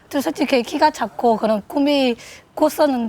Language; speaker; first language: Korean; non-native, learner; Chinese